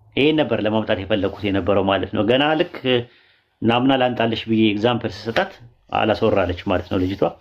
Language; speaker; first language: Amharic; native; Amharic